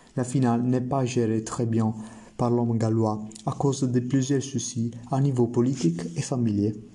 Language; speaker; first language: French; non-native, learner; Italian